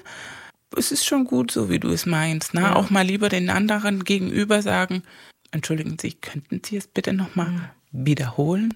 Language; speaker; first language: German; non-native, fluent; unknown